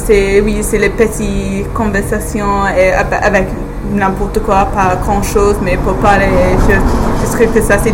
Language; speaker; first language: French; non-native, learner; English